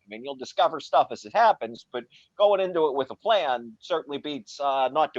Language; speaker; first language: English; native; English